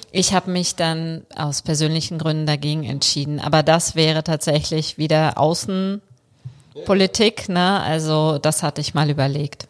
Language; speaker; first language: German; early bilingual, other home language; Bulgarian